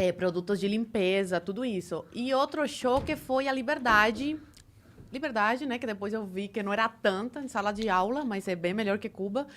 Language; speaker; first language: Portuguese; non-native, fluent; Spanish